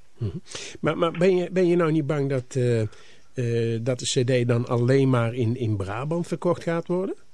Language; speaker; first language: Dutch; native; Dutch